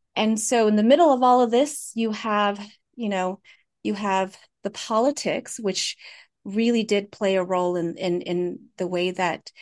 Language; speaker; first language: English; early bilingual, other home language; Hmong